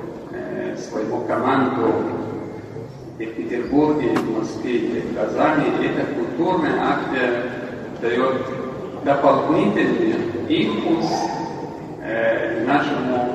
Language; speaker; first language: Russian; non-native, fluent; Persian